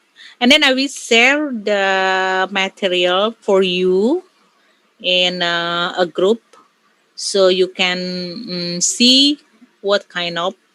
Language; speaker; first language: English; non-native, learner; Indonesian